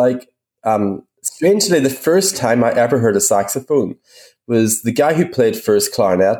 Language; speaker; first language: English; native; English